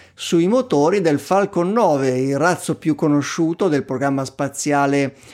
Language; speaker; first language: Italian; native; Italian